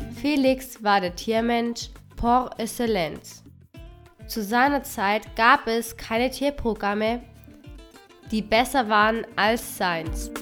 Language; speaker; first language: German; non-native, fluent; Spanish